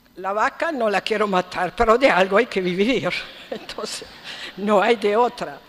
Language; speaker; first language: Spanish; non-native, fluent; Italian